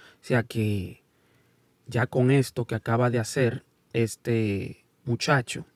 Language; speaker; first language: Spanish; early bilingual, heritage; Spanish